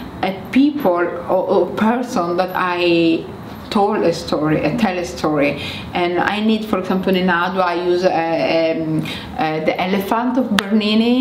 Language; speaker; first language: English; non-native, fluent; Somali